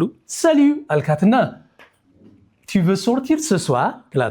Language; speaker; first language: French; non-native, fluent; Amharic